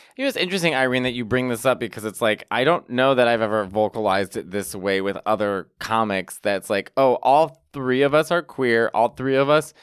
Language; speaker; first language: English; native; English